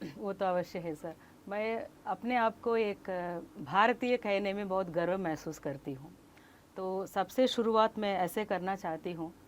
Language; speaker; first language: Hindi; non-native, local second language; Kannada